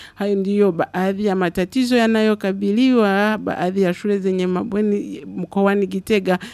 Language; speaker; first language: Swahili; non-native, local second language; Rundi